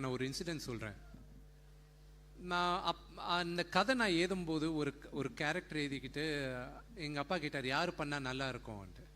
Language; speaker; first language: Tamil; non-native, local second language; Telugu